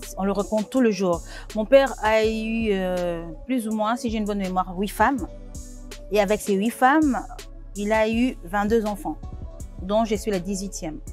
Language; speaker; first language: French; non-native, local second language; Lingala